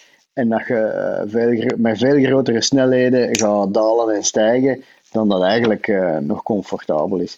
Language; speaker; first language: Dutch; native; Dutch